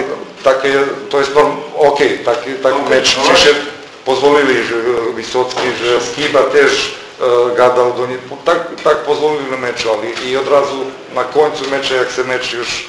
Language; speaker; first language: Polish; non-native, fluent; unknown